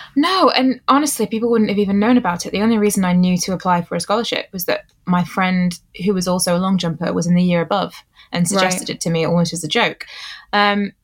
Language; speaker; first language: English; native; English